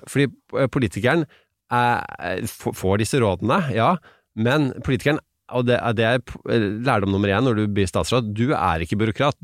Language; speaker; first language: Norwegian; native; Norwegian